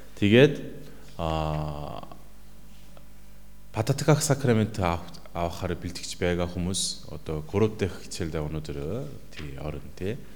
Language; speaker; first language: Mongolian; non-native, fluent; Korean